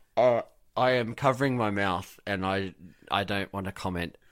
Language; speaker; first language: English; native; English